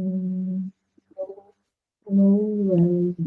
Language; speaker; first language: English; non-native, learner; Portuguese